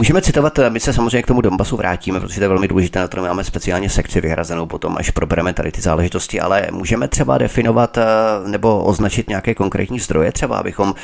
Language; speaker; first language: Czech; native; Czech